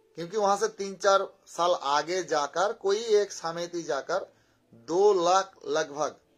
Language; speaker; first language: Hindi; non-native, local second language; Bangla